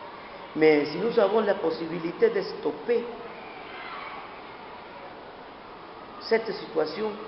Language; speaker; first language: French; non-native, learner; Spanish